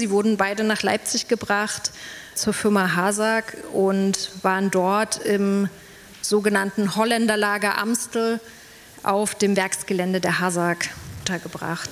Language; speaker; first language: German; native; German